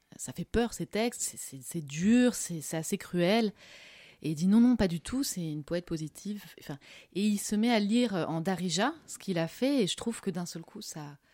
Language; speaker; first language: French; native; French